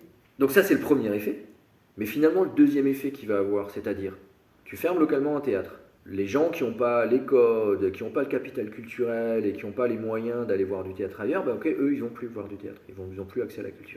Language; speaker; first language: French; native; French